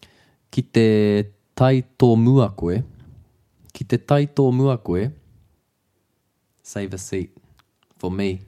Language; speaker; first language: Māori; non-native, local second language; English